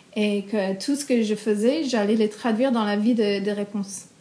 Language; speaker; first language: French; non-native, fluent; English